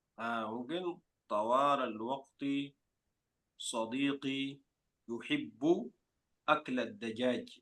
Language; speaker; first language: Arabic; non-native, fluent; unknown